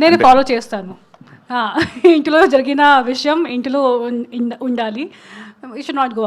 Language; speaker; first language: Telugu; non-native, local second language; Hindi